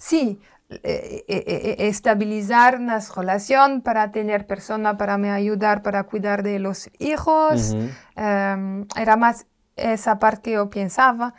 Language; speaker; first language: Spanish; non-native, learner; French